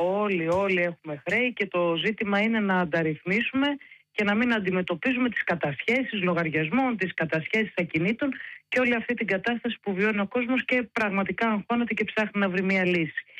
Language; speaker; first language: Greek; native; Greek